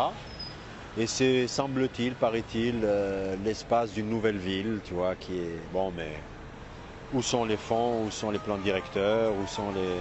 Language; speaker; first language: French; non-native, local second language; Arabic